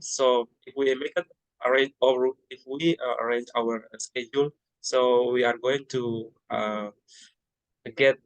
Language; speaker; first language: English; non-native, learner; Indonesian